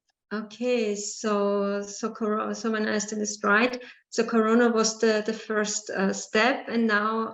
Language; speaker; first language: English; non-native, learner; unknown